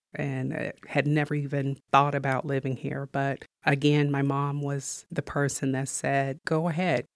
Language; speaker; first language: English; native; English